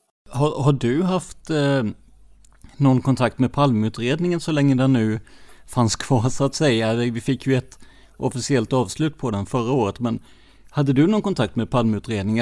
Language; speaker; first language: Swedish; native; Swedish